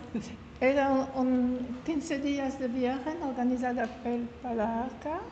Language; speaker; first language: Spanish; non-native, learner; French